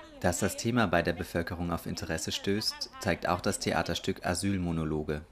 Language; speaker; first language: German; native; German